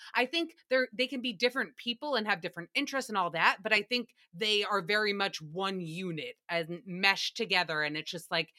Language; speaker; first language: English; early bilingual, other home language; Armenian